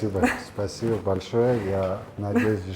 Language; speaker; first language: Russian; non-native, local second language; Armenian